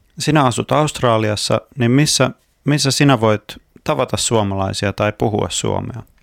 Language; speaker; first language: Finnish; native; Finnish